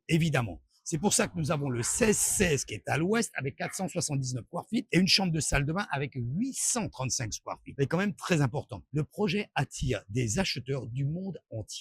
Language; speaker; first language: French; native; French